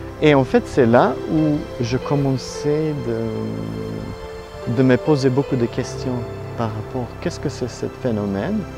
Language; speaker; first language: French; non-native, learner; Italian